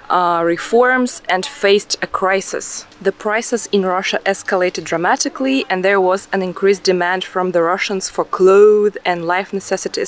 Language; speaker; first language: English; non-native, fluent; Russian